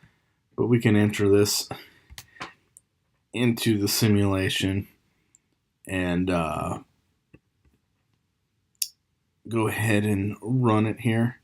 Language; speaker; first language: English; native; English